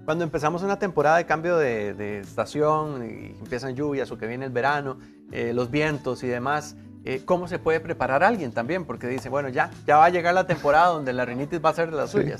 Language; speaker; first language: Spanish; native; Spanish